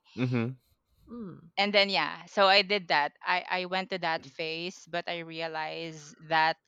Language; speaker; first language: English; non-native, local second language; Pampanga